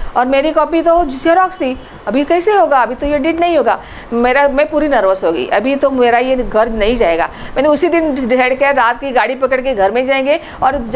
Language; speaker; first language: Hindi; non-native, local second language; Marathi